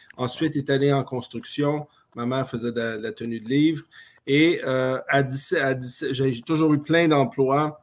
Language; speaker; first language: French; native; French